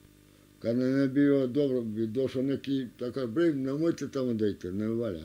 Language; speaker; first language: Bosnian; non-native, local second language; Romanian